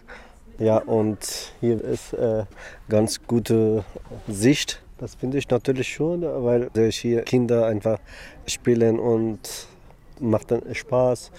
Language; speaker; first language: German; non-native, learner; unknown